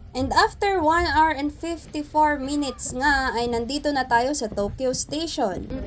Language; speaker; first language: Filipino; native; Filipino